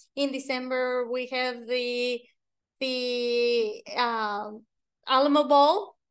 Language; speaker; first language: English; non-native, fluent; Spanish